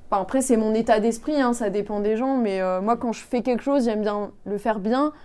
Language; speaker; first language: French; native; French